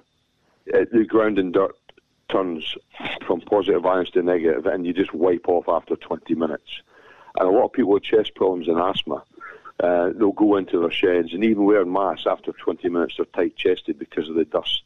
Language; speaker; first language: English; native; English